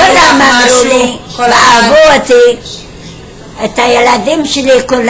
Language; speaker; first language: Hebrew; non-native, fluent; Arabic